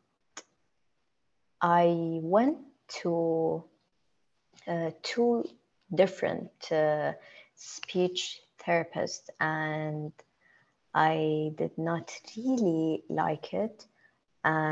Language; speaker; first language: English; non-native, fluent; Arabic